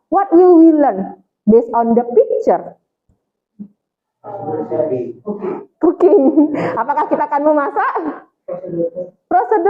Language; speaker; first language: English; non-native, fluent; Indonesian